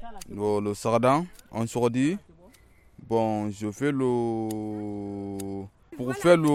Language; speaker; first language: French; non-native, learner; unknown